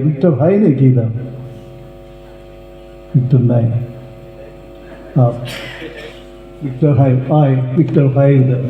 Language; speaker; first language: Hindi; non-native, local second language; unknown